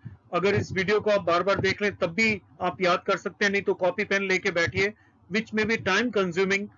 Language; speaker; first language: Hindi; native; Hindi